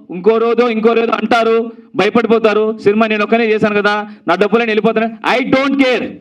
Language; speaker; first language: Telugu; native; Telugu